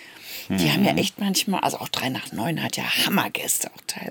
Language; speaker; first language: German; native; German